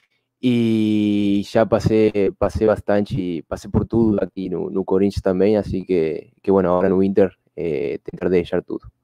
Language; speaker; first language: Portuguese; non-native, fluent; Spanish